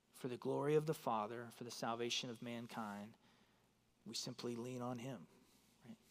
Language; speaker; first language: English; native; English